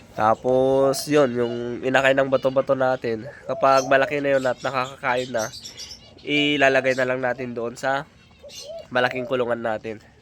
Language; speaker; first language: Filipino; non-native, local second language; Iloko